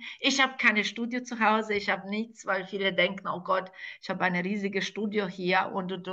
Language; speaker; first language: German; non-native, fluent; Serbian